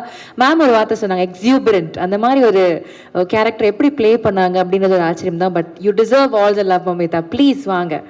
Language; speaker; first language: Tamil; native; Tamil